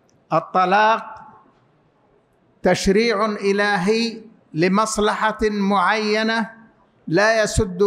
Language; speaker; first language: Arabic; native; Arabic